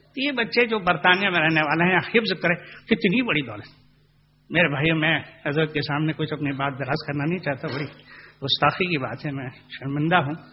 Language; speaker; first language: Urdu; non-native, local second language; Gujarati